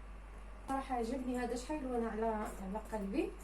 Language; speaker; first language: Arabic; native; Arabic